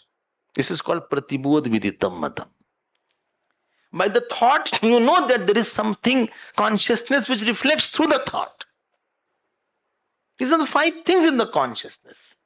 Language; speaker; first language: English; non-native, local second language; Hindi